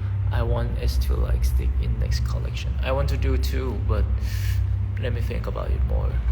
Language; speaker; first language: English; non-native, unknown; Thai